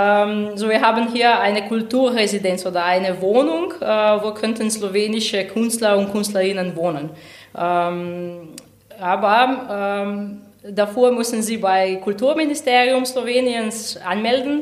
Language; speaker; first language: German; non-native, fluent; Slovenian